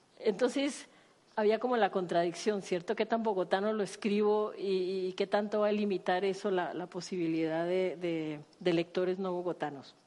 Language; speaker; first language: Spanish; native; Spanish